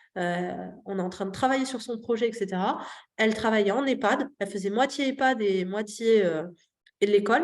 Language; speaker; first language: French; native; French